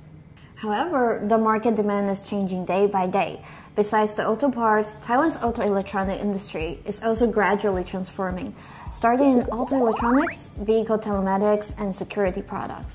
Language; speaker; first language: English; non-native, fluent; Chinese